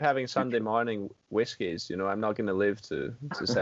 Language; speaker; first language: English; native; English